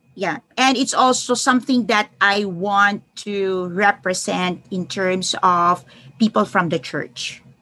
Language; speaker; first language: English; non-native, local second language; Filipino